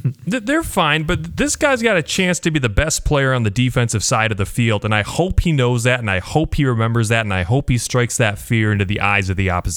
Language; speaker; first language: English; native; English